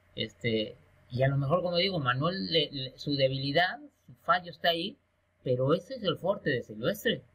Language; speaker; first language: Spanish; native; Spanish